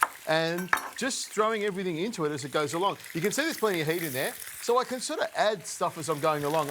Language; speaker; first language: English; native; English